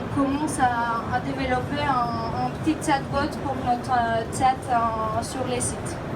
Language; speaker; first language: French; non-native, fluent; Greek